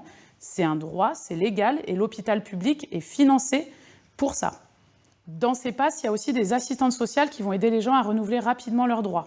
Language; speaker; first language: French; native; French